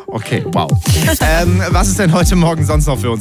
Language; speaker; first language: German; native; German